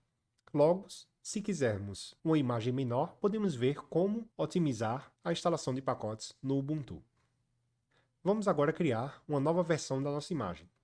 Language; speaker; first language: Portuguese; native; Portuguese